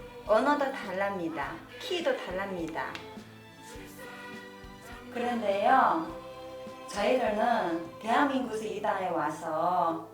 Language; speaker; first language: Korean; non-native, learner; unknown